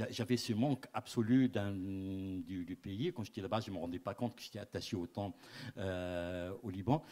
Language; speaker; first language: French; non-native, local second language; Arabic